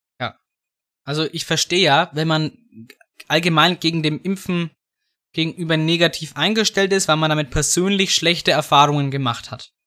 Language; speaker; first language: German; native; German